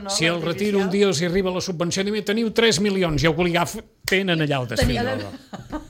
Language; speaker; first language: Catalan; native; Catalan